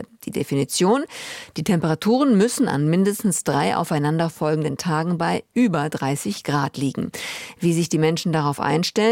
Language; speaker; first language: German; native; German